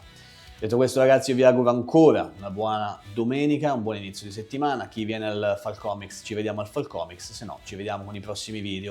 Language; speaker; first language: Italian; native; Italian